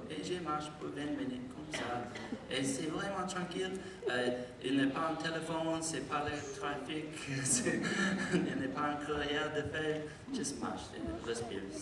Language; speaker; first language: French; non-native, learner; English